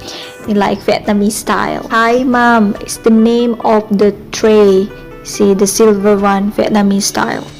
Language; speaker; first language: English; non-native, fluent; Indonesian